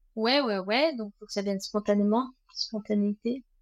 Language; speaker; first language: French; native; French